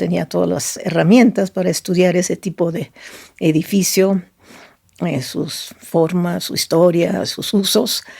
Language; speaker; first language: Spanish; non-native, fluent; Italian